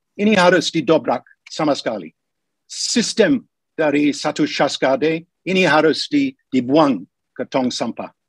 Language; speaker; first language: Indonesian; non-native, fluent; English